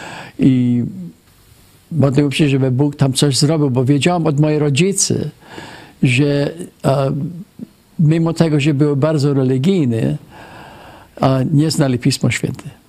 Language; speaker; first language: Polish; early bilingual, heritage; Polish